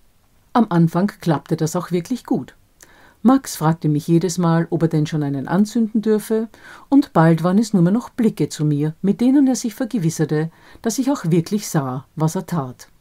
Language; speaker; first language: German; native; German